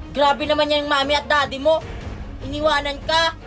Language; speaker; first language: Filipino; native; Filipino